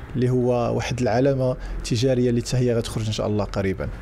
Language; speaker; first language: Arabic; native; Arabic